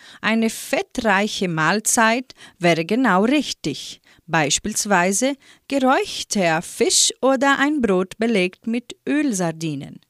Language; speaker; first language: German; native; German